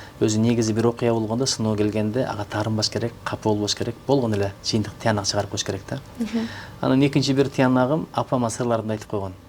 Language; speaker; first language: Kyrgyz; native; Kyrgyz